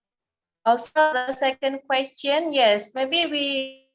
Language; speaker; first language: English; non-native, fluent; Indonesian